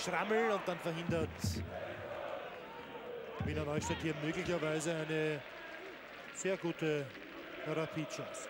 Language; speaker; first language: German; native; German